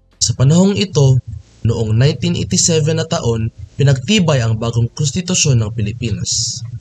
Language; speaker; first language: Filipino; non-native, local second language; Cebuano